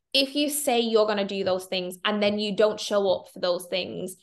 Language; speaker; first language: English; native; English